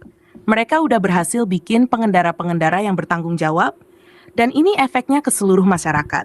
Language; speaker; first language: Indonesian; native; Indonesian